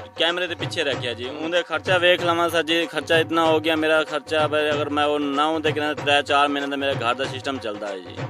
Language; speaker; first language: Punjabi; non-native, local second language; Saraiki